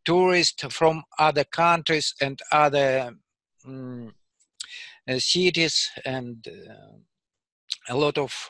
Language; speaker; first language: English; non-native, learner; Russian